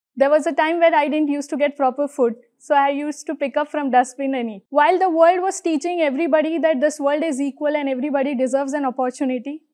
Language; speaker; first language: English; non-native, local second language; Hindi